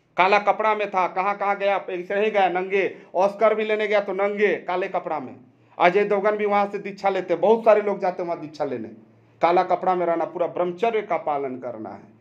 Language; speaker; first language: Hindi; native; Hindi